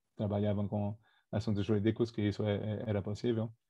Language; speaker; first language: Portuguese; non-native, fluent; Spanish